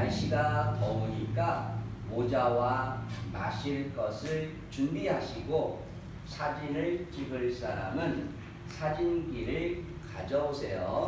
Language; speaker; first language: Korean; non-native, fluent; Vietnamese